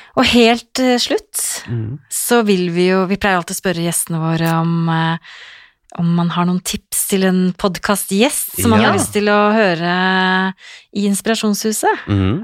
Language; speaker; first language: Norwegian; native; Norwegian